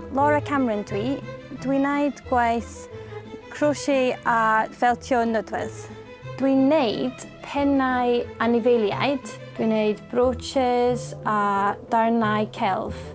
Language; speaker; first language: Welsh; non-native, learner; English